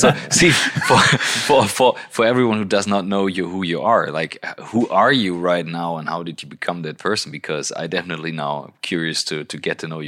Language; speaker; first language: English; non-native, fluent; German